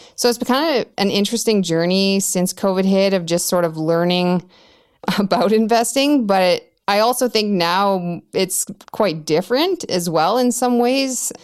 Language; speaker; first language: English; native; English